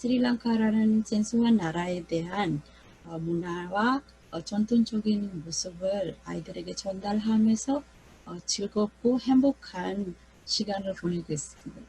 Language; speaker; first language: Korean; non-native, fluent; Sinhala